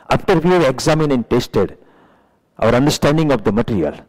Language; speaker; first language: English; non-native, local second language; Gujarati